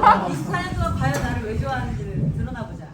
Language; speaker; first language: Korean; native; Korean